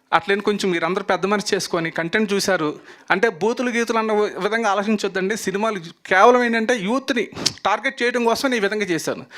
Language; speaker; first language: Telugu; native; Telugu